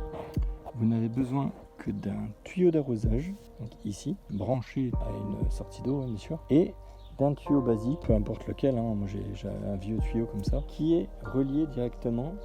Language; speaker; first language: French; native; French